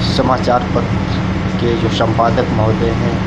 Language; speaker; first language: Hindi; native; Hindi